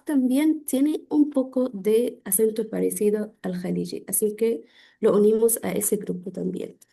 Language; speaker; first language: Spanish; non-native, fluent; Arabic